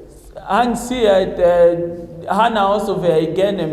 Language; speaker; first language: Danish; non-native, fluent; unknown